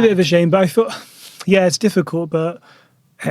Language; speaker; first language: English; native; English